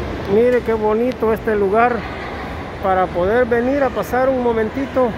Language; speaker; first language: Spanish; native; Spanish